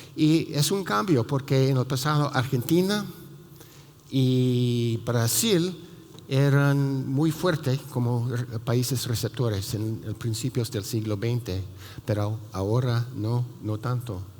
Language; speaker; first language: Spanish; non-native, fluent; English